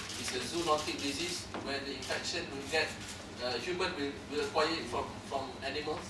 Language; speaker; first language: English; non-native, local second language; Malay